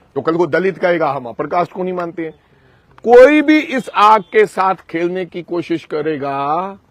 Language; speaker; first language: Hindi; non-native, local second language; Punjabi